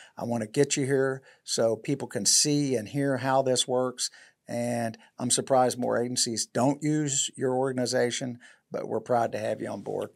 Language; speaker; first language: English; native; English